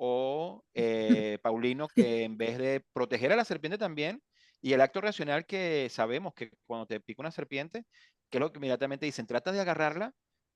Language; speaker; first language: Spanish; native; Spanish